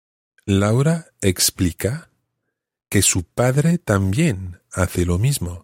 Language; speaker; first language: Spanish; non-native, fluent; English